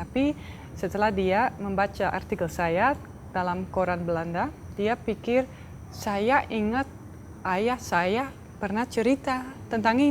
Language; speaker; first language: Indonesian; non-native, fluent; Dutch